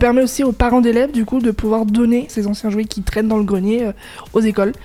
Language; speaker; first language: French; native; French